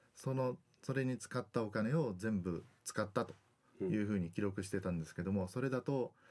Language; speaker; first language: Japanese; native; Japanese